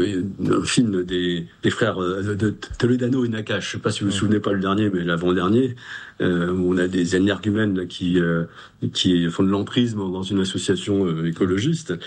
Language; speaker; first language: French; native; French